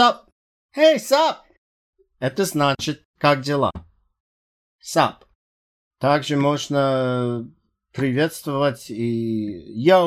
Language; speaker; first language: Russian; non-native, fluent; English